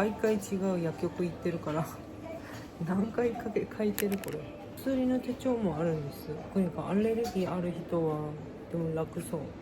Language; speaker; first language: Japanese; non-native, fluent; Korean